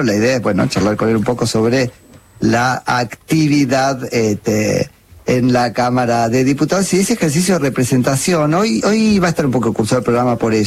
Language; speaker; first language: Spanish; native; Spanish